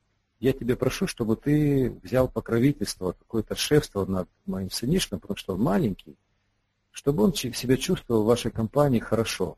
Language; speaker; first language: Russian; native; Russian